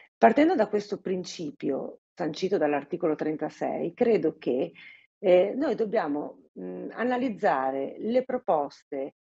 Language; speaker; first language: Italian; native; Italian